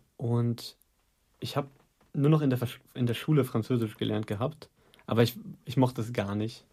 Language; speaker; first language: German; native; German